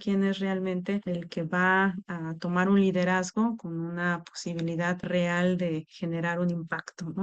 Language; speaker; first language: Spanish; native; Spanish